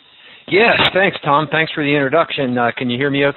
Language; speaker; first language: English; native; English